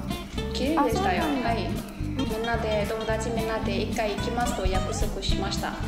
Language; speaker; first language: Japanese; non-native, fluent; Burmese